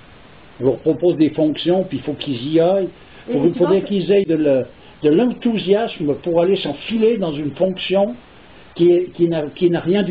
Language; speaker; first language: French; native; French